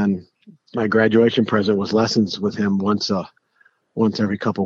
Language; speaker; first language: English; native; English